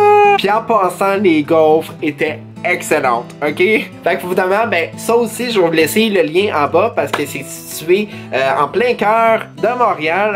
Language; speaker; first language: French; native; French